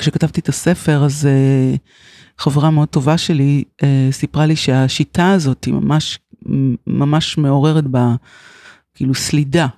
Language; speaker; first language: Hebrew; native; Hebrew